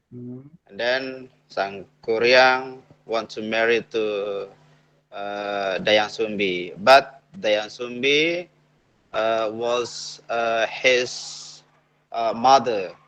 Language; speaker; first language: English; non-native, learner; Indonesian